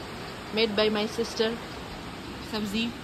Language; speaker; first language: Hindi; non-native, local second language; Nepali